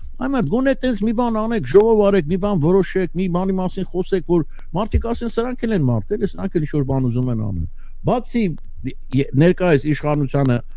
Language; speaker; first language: Armenian; native; Armenian